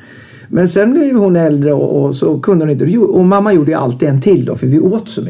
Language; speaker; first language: Swedish; native; Swedish